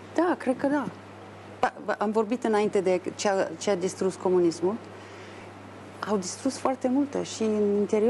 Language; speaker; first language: Romanian; non-native, fluent; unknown